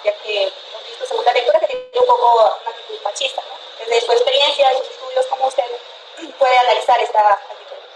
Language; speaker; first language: Spanish; native; Spanish